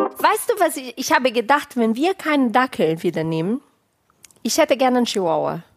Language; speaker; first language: German; non-native, fluent; Portuguese